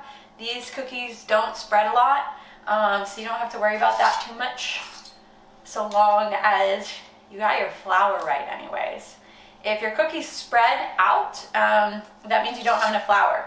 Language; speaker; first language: English; native; English